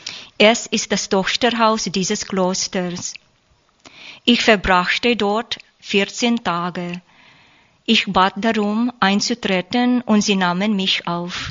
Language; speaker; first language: German; non-native, learner; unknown